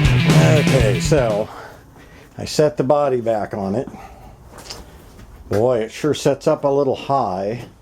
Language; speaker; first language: English; native; English